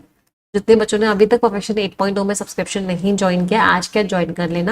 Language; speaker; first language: Hindi; native; Hindi